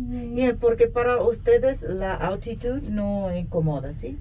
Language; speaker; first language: Spanish; non-native, learner; Portuguese